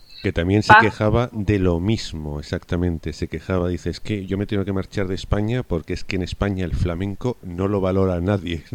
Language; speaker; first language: Spanish; native; Spanish